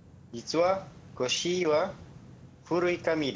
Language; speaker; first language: Japanese; non-native, learner; Malay